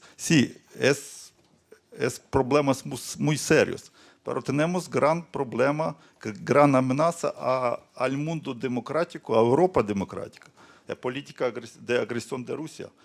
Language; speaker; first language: Spanish; non-native, learner; Ukrainian